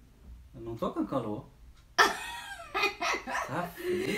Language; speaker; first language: Portuguese; non-native, fluent; French